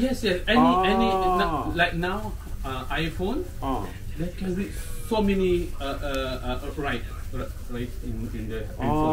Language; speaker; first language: English; non-native, local second language; Malay